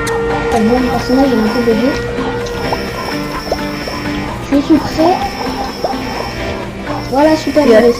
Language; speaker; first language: French; native; French